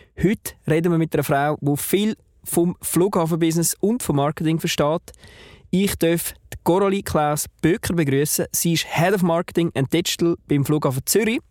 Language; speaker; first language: German; native; German